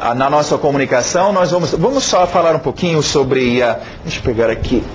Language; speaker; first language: Portuguese; non-native, fluent; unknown